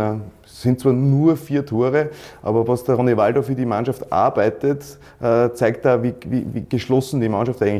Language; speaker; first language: German; native; German